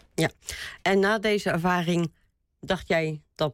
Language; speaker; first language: Dutch; native; Dutch